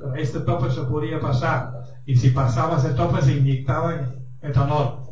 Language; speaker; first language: Spanish; non-native, fluent; German